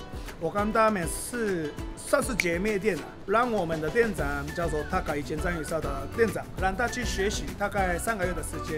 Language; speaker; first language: Chinese; non-native, fluent; Japanese